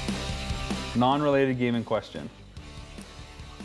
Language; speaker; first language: English; native; English